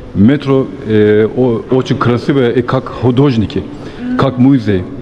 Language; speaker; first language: Russian; non-native, learner; Turkish